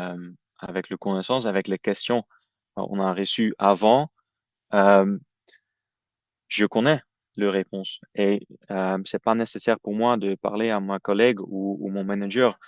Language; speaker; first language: French; non-native, fluent; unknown